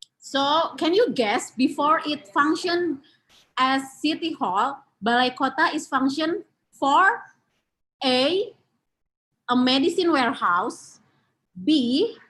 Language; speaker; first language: English; non-native, fluent; Indonesian